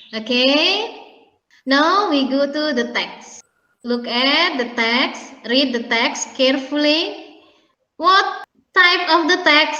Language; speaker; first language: English; non-native, learner; Indonesian